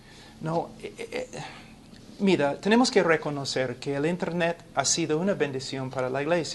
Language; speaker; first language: Spanish; non-native, fluent; English